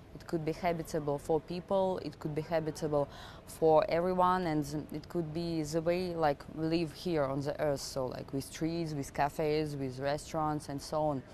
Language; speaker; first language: English; non-native, fluent; Russian